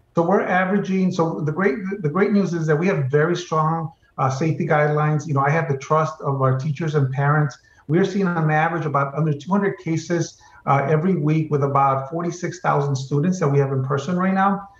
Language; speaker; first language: English; native; English